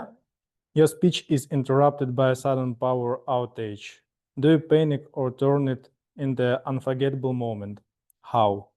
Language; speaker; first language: English; non-native, fluent; Russian